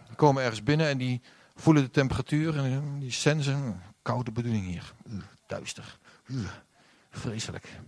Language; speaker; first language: Dutch; native; Dutch